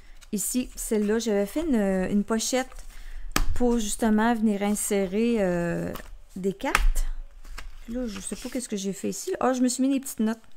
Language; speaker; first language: French; native; French